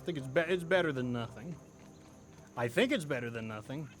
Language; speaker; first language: English; native; English